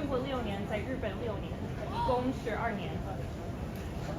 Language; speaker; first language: Chinese; non-native, fluent; English